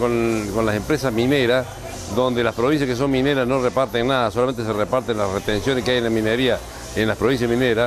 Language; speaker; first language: Spanish; native; Spanish